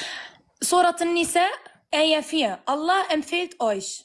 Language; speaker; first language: German; non-native, fluent; Arabic